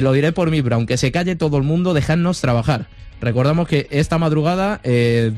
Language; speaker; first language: Spanish; native; Spanish